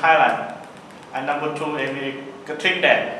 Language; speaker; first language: English; non-native, learner; Thai